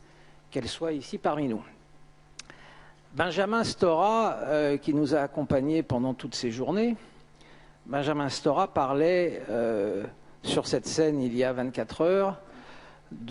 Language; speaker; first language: French; native; French